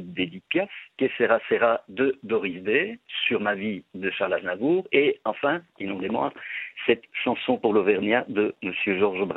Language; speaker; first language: French; native; French